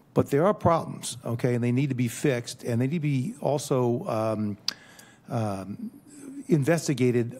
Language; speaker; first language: English; native; English